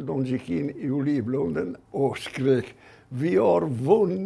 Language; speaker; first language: Swedish; non-native, fluent; Italian